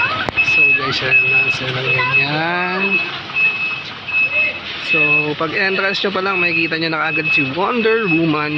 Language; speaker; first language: Filipino; native; Filipino